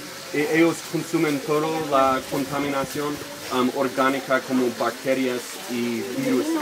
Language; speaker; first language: Spanish; non-native, learner; English